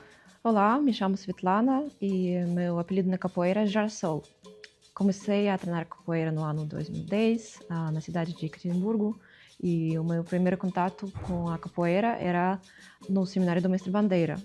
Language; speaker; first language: Portuguese; non-native, fluent; Russian